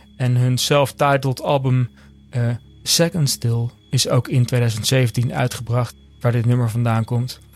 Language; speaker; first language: Dutch; native; Dutch